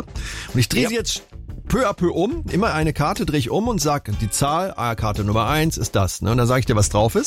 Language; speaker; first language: German; native; German